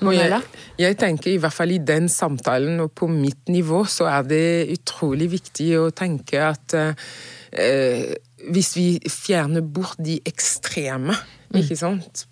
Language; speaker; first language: Norwegian; non-native, fluent; French